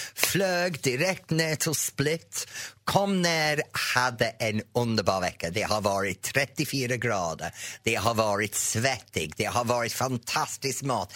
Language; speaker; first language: Swedish; non-native, fluent; English